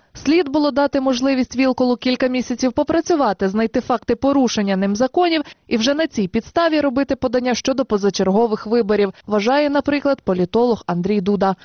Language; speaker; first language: Ukrainian; native; Ukrainian